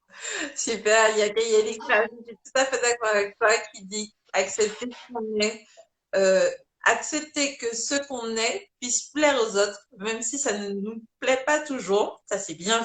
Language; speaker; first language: French; native; French